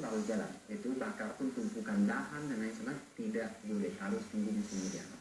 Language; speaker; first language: Indonesian; non-native, fluent; French